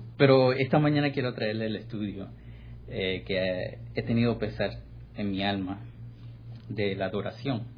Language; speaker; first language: Spanish; non-native, fluent; English